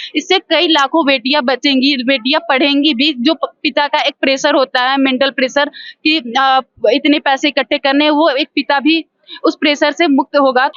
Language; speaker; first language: Hindi; native; Hindi